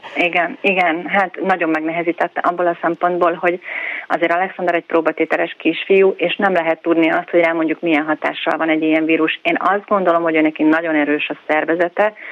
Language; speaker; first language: Hungarian; native; Hungarian